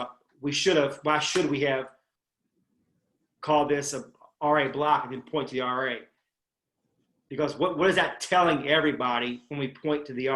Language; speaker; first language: English; native; English